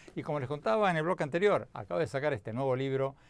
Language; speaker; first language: Spanish; native; Spanish